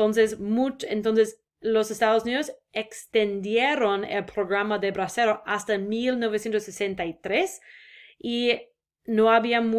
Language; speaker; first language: Spanish; non-native, fluent; English